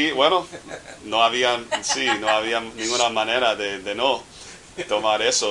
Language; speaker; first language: Spanish; non-native, fluent; English